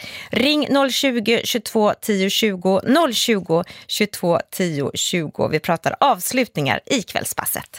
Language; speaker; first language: Swedish; native; Swedish